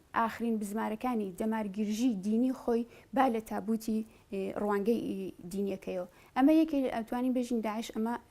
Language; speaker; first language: Central Kurdish; non-native, local second language; Southern Kurdish